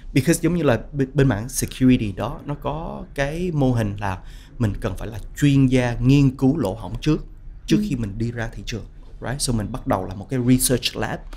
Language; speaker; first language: Vietnamese; early bilingual, heritage; Vietnamese